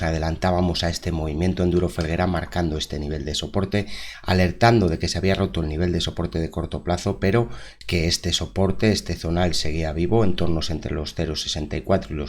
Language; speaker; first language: Spanish; native; Spanish